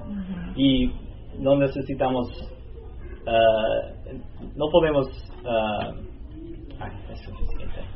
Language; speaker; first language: Spanish; non-native, learner; English